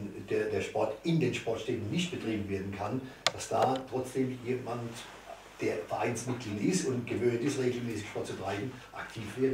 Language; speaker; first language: German; native; German